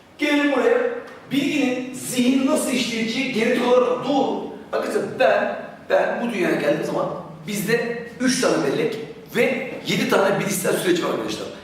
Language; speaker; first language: Turkish; native; Turkish